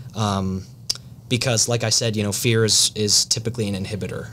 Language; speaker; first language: English; native; English